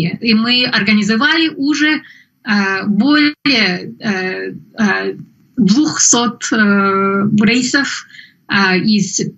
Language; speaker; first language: Russian; non-native, fluent; English